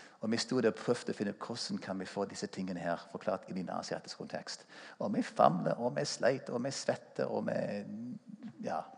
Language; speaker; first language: Norwegian; non-native, fluent; English